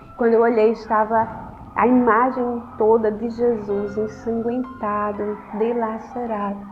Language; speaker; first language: Portuguese; native; Portuguese